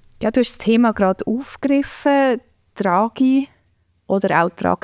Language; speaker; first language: German; native; German